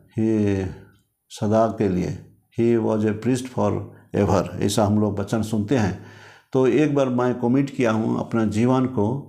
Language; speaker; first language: Hindi; non-native, local second language; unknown